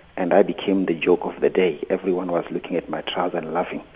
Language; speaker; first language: English; non-native, local second language; Venda